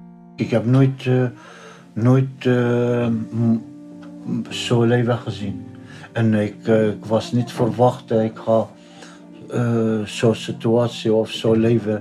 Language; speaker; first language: Dutch; non-native, learner; Arabic